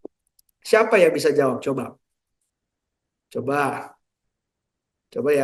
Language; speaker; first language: Indonesian; native; Indonesian